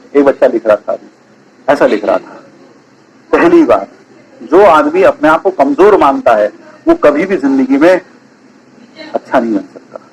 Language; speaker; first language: Hindi; native; Hindi